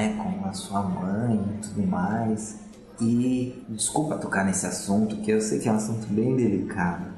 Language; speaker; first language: Portuguese; native; Portuguese